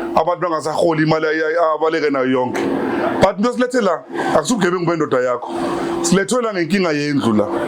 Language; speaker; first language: Zulu; non-native, local second language; Venda